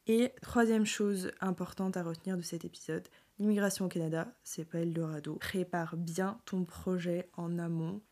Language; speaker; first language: French; native; French